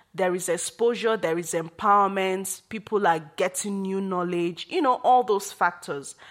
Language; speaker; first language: English; non-native, local second language; Igbo